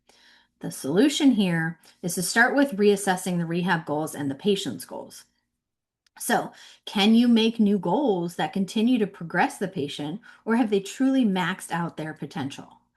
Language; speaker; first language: English; native; English